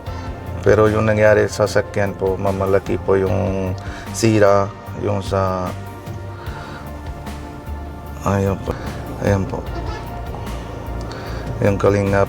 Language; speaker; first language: Filipino; non-native, learner; Punjabi